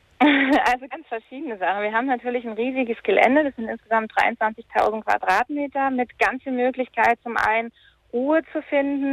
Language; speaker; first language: German; native; German